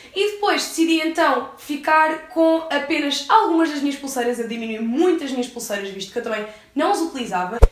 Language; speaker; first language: Portuguese; early bilingual, heritage; English